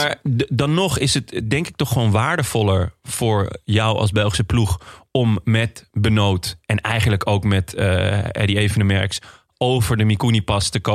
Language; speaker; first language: Dutch; native; Dutch